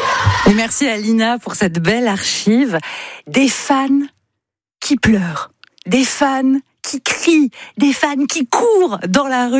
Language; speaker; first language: French; native; French